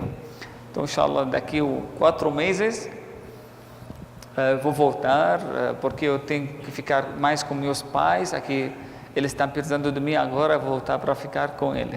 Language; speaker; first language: Portuguese; non-native, fluent; Arabic